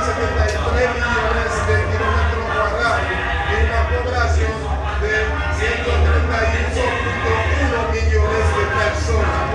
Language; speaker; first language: Spanish; non-native, learner; Haitian Creole